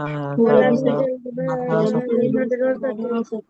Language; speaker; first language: Arabic; non-native, learner; Bangla